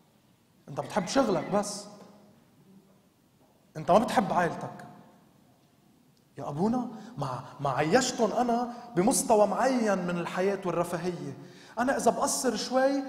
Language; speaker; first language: Arabic; native; Arabic